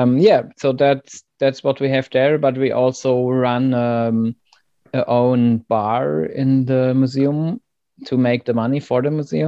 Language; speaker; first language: English; non-native, fluent; German